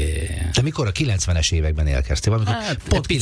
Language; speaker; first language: Hungarian; native; Hungarian